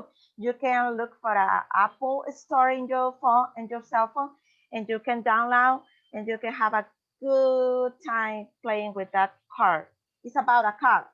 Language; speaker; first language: English; non-native, learner; Spanish